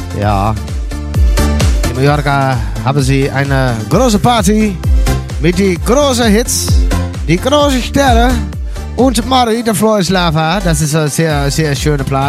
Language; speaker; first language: German; non-native, learner; Dutch